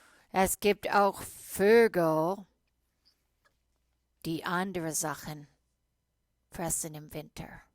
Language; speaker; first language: German; non-native, fluent; English